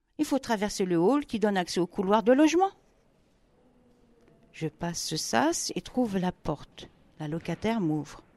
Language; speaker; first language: French; native; French